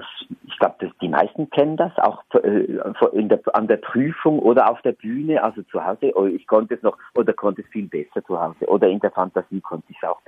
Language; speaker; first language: German; native; German